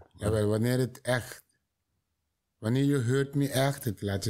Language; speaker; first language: Dutch; non-native, learner; Papiamento